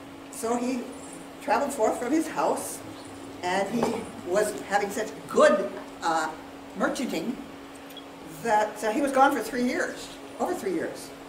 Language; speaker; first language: English; native; English